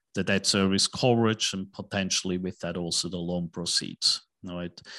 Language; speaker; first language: English; non-native, fluent; German